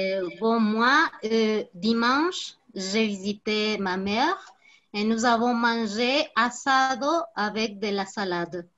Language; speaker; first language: French; non-native, fluent; Spanish